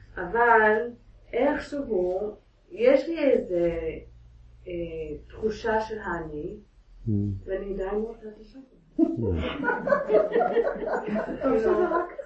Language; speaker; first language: Hebrew; non-native, learner; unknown